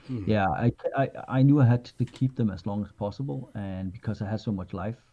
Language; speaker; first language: English; non-native, fluent; Danish